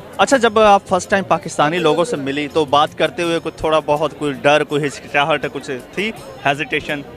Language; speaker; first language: Urdu; non-native, local second language; Punjabi